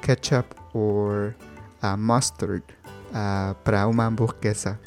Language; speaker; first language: Portuguese; non-native, learner; Spanish